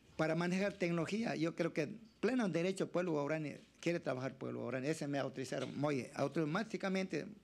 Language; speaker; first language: Spanish; non-native, local second language; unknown